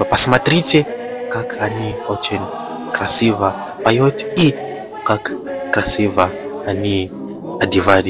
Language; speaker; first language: Russian; non-native, learner; Bemba